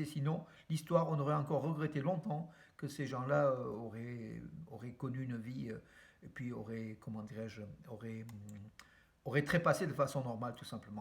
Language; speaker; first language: French; native; French